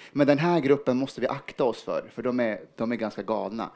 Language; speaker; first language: Swedish; early bilingual, other home language; Persian